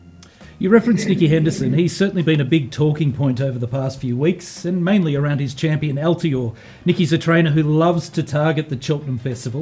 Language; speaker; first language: English; native; English